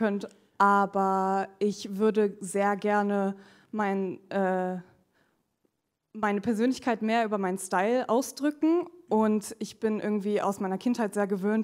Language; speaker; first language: German; native; German